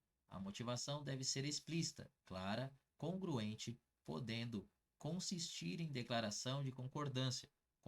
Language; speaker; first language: Portuguese; native; Portuguese